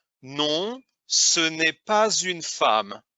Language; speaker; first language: French; non-native, fluent; English